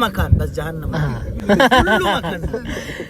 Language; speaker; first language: Arabic; non-native, learner; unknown